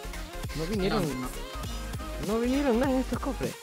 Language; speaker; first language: Spanish; native; Spanish